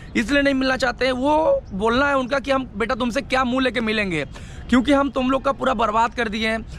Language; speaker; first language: Hindi; non-native, local second language; Bangla